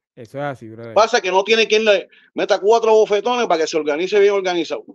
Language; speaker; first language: Spanish; native; Spanish